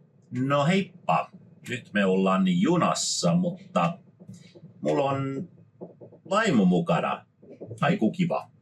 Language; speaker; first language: Finnish; non-native, fluent; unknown